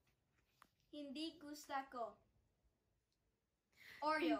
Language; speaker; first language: Filipino; non-native, learner; English